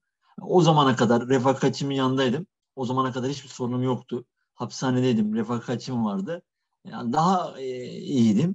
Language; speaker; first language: Turkish; native; Turkish